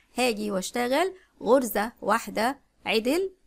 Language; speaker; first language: Arabic; native; Arabic